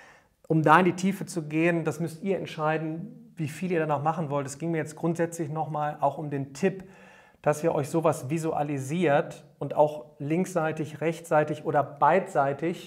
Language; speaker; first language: German; native; German